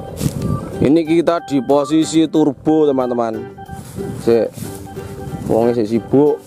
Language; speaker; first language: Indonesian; non-native, local second language; Javanese